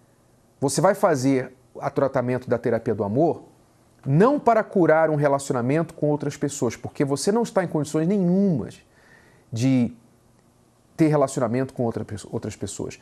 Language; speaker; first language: Portuguese; native; Portuguese